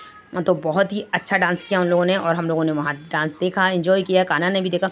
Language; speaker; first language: Hindi; native; Hindi